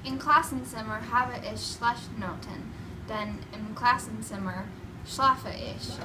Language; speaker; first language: German; non-native, learner; English